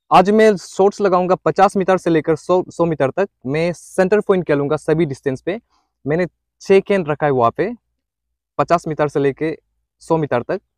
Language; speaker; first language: Hindi; non-native, local second language; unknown